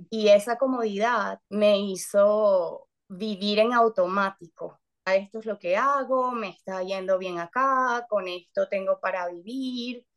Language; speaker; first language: Spanish; native; Spanish